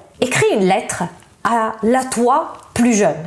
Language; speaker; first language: French; non-native, fluent; Italian